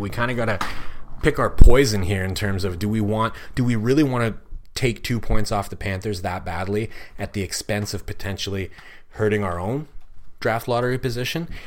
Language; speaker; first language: English; native; English